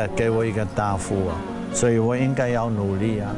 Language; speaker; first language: Chinese; non-native, fluent; German